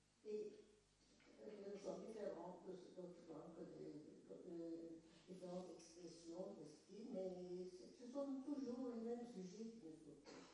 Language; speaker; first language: French; non-native, fluent; Turkish